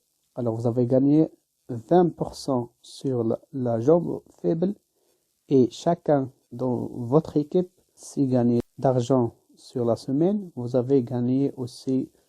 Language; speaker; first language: French; non-native, learner; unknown